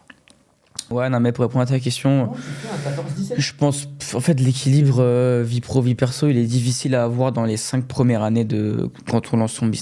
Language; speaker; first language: French; native; French